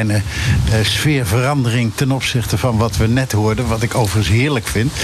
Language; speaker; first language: Dutch; native; Dutch